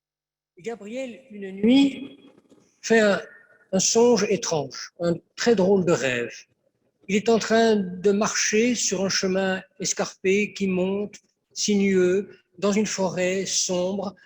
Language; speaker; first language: French; native; French